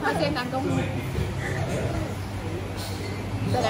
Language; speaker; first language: English; non-native, learner; Thai